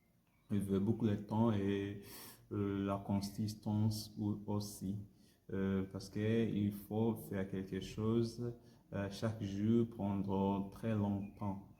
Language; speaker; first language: French; non-native, learner; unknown